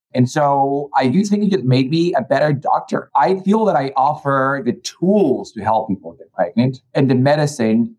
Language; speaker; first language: English; early bilingual, other home language; Spanish